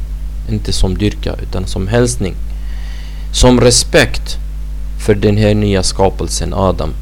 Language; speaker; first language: Swedish; non-native, fluent; Arabic